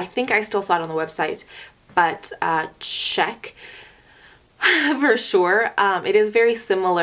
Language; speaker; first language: English; native; English